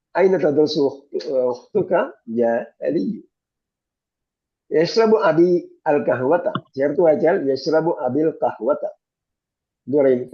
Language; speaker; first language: Arabic; non-native, fluent; Malayalam